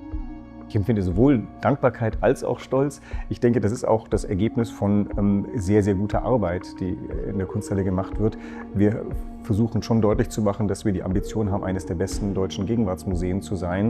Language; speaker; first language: German; native; German